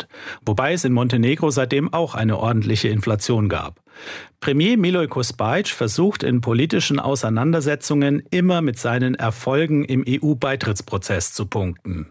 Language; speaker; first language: German; native; German